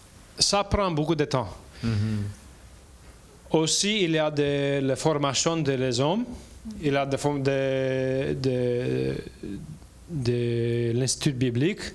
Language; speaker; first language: French; non-native, learner; English